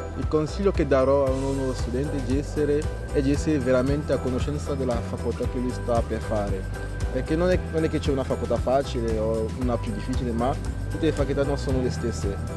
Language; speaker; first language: Italian; non-native, fluent; French